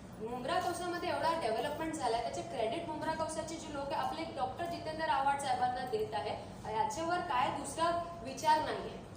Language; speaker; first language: Marathi; non-native, local second language; Urdu